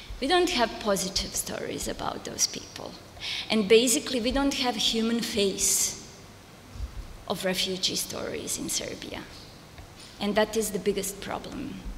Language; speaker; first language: English; non-native, fluent; Serbian